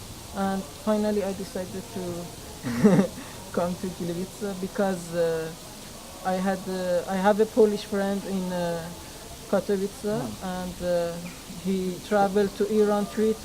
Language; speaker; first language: English; non-native, learner; Persian